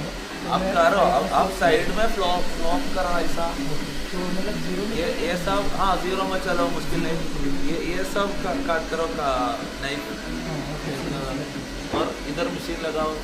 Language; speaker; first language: Hindi; non-native, local second language; Malayalam